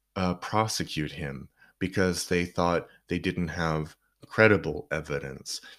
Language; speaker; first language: English; native; English